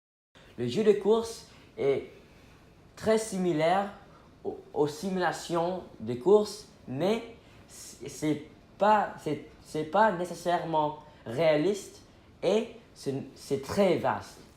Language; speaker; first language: French; non-native, fluent; English